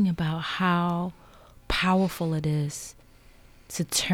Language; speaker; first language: English; non-native, local second language; Igbo